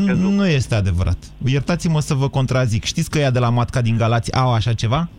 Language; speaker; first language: Romanian; native; Romanian